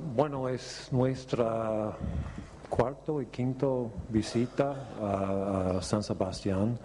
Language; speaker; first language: Spanish; non-native, fluent; English